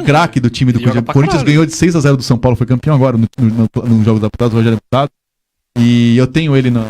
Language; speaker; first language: Portuguese; native; Portuguese